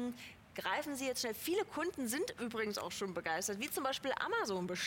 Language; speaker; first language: German; native; German